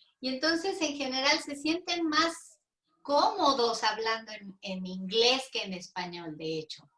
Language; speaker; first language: Spanish; native; Spanish